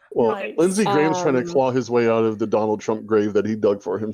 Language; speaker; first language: English; native; English